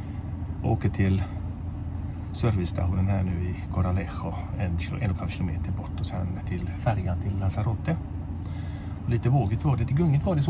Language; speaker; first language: Swedish; native; Swedish